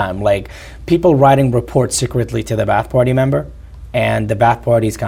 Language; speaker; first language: English; non-native, fluent; Arabic